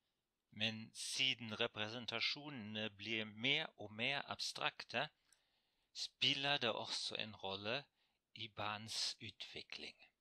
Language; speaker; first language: Norwegian; non-native, fluent; German